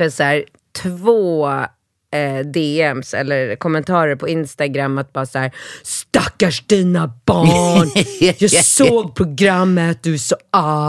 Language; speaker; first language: Swedish; native; Swedish